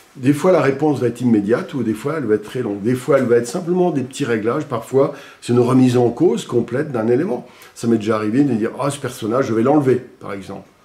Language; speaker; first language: French; native; French